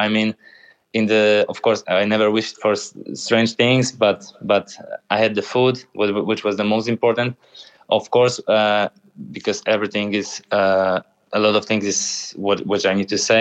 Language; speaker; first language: English; non-native, fluent; Polish